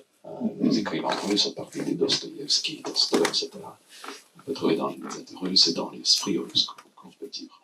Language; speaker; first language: French; non-native, fluent; Russian